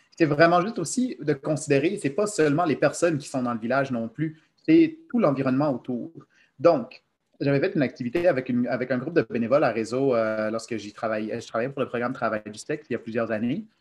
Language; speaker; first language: French; native; French